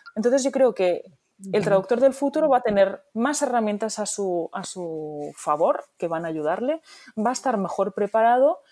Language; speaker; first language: Spanish; native; Spanish